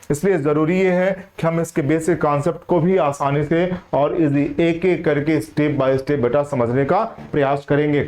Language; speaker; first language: Hindi; native; Hindi